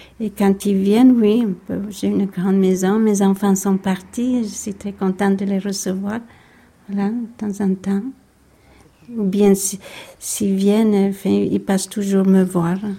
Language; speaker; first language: French; early bilingual, other home language; Basque